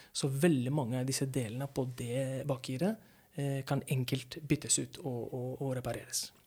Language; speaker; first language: Norwegian; non-native, fluent; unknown